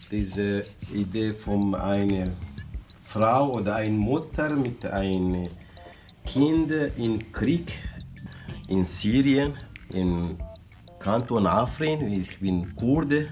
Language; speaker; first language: German; non-native, learner; Kurdish